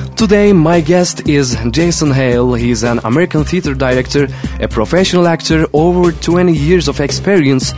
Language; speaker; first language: English; non-native, fluent; Turkish